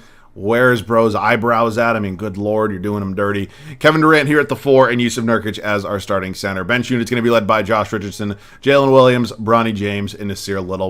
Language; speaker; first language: English; native; English